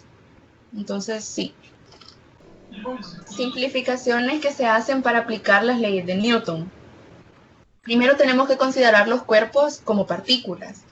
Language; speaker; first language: Spanish; native; Spanish